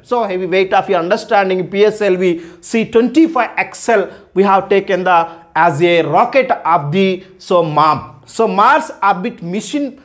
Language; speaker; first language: English; non-native, local second language; Telugu